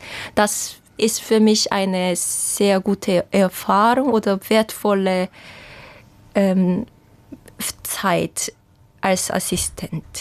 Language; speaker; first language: German; non-native, fluent; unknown